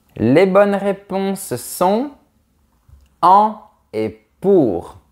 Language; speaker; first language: French; native; French